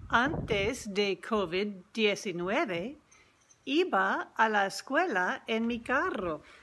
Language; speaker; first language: Spanish; non-native, fluent; English